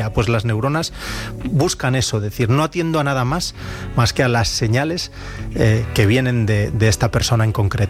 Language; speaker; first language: Spanish; native; Spanish